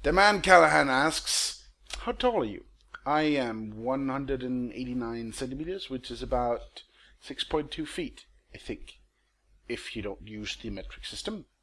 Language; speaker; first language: English; non-native, fluent; Danish